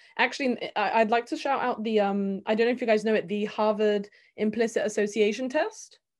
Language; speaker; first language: English; early bilingual, other home language; Bulgarian